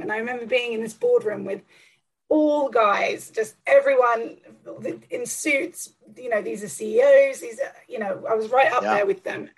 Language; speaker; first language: English; native; English